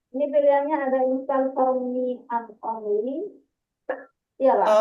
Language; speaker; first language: Indonesian; native; Indonesian